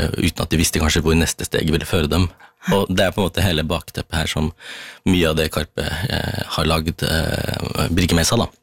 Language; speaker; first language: Norwegian; early bilingual, other home language; Tamil